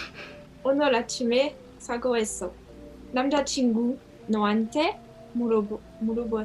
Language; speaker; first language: Korean; non-native, learner; French